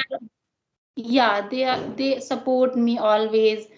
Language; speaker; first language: English; non-native, learner; Hindi